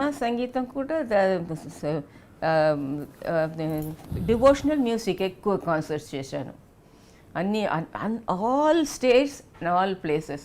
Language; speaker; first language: Telugu; non-native, local second language; Tamil